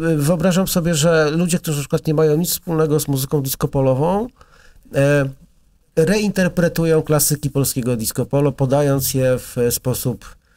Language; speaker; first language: Polish; native; Polish